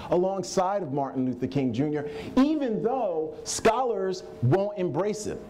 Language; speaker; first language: English; native; English